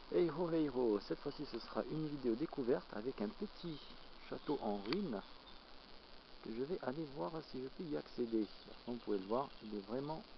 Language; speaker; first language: French; native; French